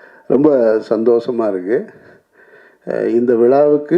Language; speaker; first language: Tamil; native; Tamil